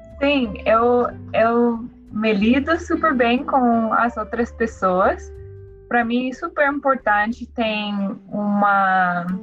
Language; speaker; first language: Portuguese; non-native, learner; English